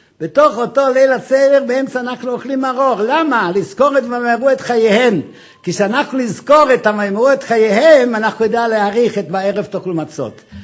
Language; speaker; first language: Hebrew; non-native, fluent; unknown